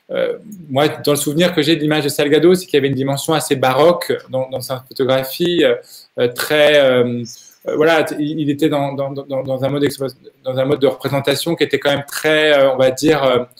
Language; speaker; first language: French; native; French